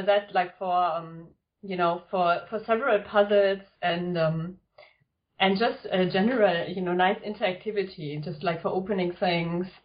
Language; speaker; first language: English; non-native, fluent; German